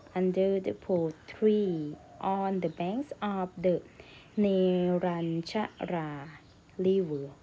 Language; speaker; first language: English; non-native, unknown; Thai